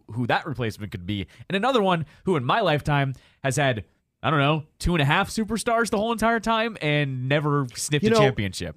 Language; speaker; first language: English; native; English